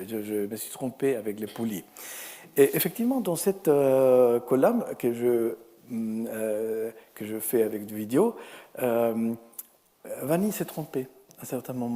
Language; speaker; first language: French; non-native, fluent; Spanish